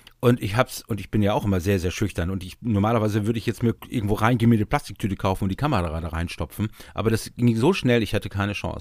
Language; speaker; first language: German; native; German